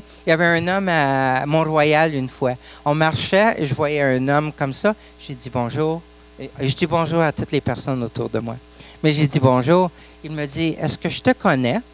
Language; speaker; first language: French; non-native, local second language; English